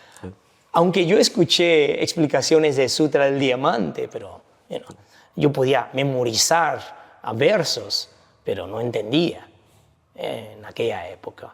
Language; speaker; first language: Spanish; non-native, fluent; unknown